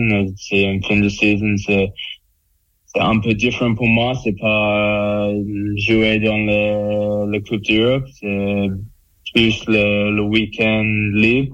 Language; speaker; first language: French; non-native, learner; English